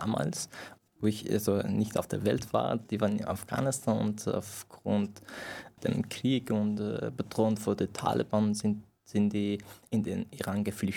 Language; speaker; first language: German; non-native, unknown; Persian